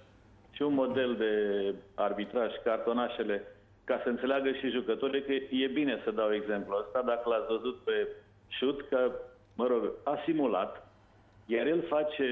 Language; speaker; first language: Romanian; native; Romanian